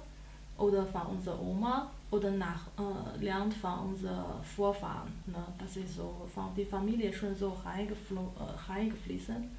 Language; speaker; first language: German; non-native, learner; Chinese